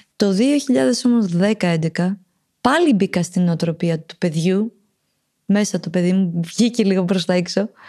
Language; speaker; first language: Greek; early bilingual, other home language; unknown